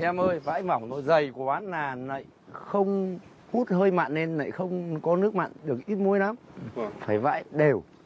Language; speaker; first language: Vietnamese; native; Vietnamese